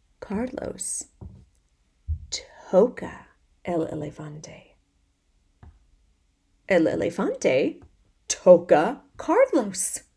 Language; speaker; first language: Spanish; non-native, fluent; English